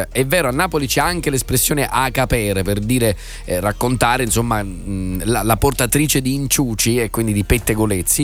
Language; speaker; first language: Italian; native; Italian